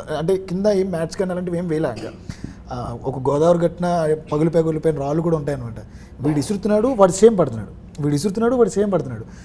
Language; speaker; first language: Telugu; native; Telugu